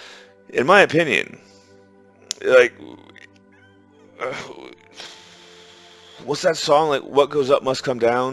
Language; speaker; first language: English; native; English